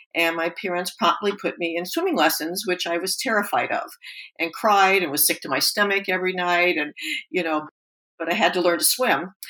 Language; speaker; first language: English; native; English